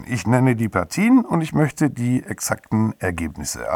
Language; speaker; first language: German; native; German